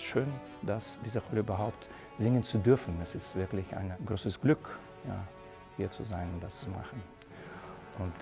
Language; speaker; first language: German; non-native, fluent; Portuguese